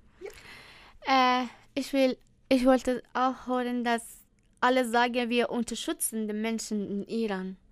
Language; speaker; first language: German; non-native, learner; Persian